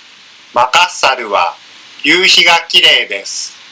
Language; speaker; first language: Japanese; non-native, learner; Indonesian